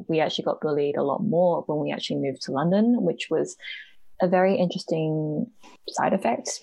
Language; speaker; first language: English; native; English